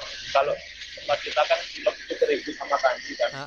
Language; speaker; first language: Indonesian; native; Indonesian